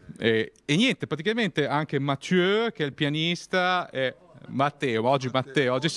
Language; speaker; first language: Italian; native; Italian